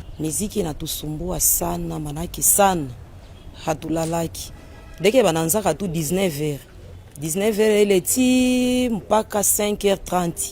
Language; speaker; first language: Swahili; native; Swahili